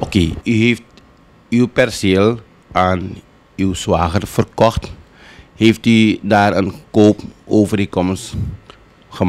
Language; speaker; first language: Dutch; native; Dutch